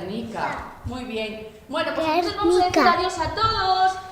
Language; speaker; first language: Spanish; native; Spanish